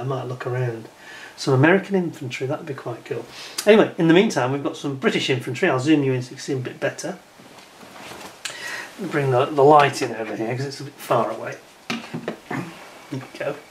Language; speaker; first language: English; native; English